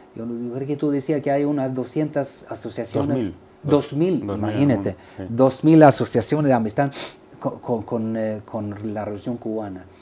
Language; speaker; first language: Spanish; non-native, fluent; Swedish